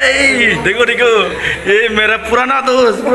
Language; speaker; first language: Hindi; non-native, local second language; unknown